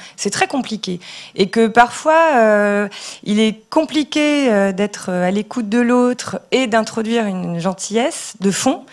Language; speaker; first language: French; native; French